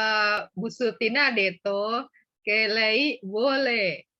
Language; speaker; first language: Italian; non-native, learner; Indonesian